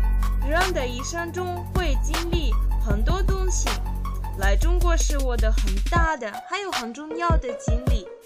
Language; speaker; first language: Chinese; non-native, learner; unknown